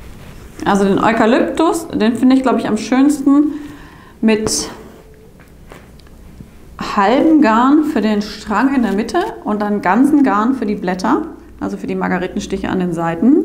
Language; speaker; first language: German; native; German